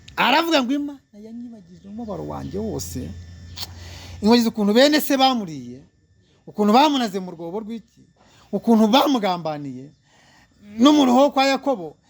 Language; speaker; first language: Kinyarwanda; early bilingual, heritage; Kinyarwanda